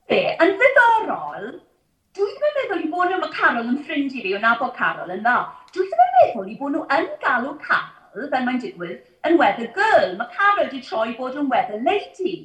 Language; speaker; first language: Welsh; non-native, local second language; English